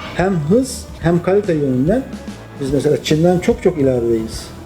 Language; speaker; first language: Turkish; native; Turkish